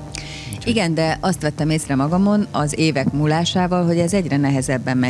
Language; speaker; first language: Hungarian; native; Hungarian